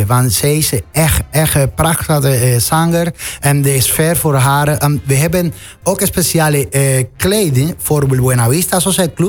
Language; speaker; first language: Dutch; non-native, fluent; Spanish